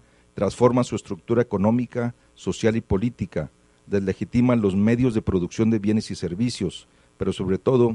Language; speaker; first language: Spanish; native; Spanish